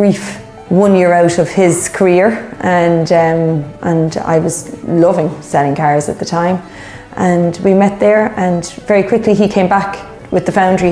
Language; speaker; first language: English; native; English